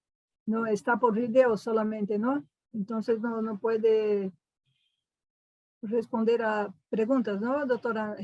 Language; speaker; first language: Spanish; non-native, fluent; Portuguese